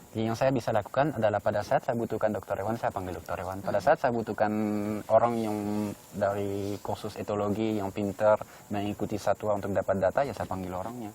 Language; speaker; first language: Indonesian; non-native, fluent; French